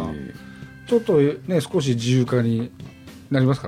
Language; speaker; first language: Japanese; native; Japanese